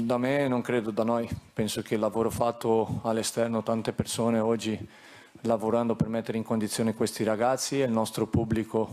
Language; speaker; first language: Italian; non-native, fluent; Portuguese